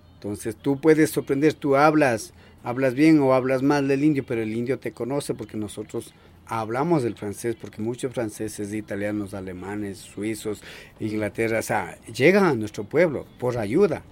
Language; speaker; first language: Spanish; non-native, local second language; Quechua